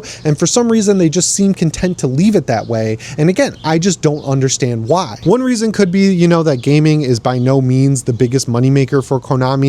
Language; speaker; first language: English; native; English